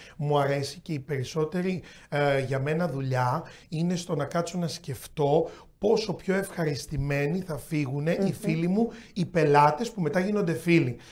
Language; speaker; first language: Greek; native; Greek